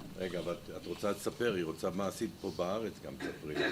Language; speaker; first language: Hebrew; native; Hebrew